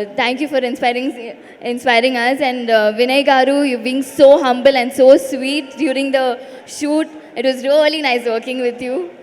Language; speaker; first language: Telugu; non-native, learner; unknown